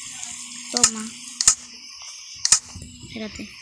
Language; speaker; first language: Spanish; native; Spanish